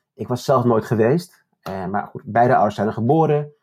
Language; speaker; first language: Dutch; early bilingual, other home language; Turkish